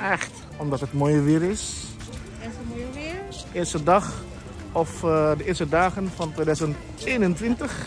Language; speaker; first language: Dutch; non-native, fluent; Indonesian